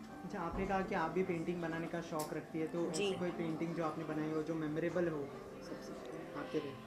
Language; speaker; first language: Hindi; native; Hindi